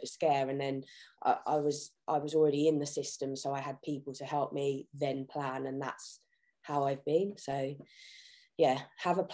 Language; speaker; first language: English; native; English